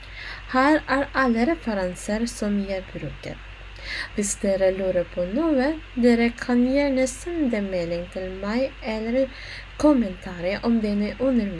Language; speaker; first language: Norwegian; non-native, learner; Filipino